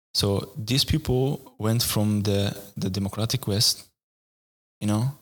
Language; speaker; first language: English; non-native, fluent; Arabic